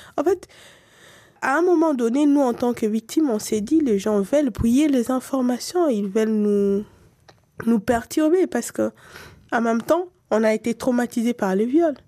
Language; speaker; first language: French; non-native, local second language; Swahili